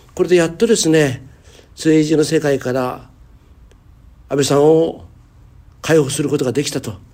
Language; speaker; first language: Japanese; native; Japanese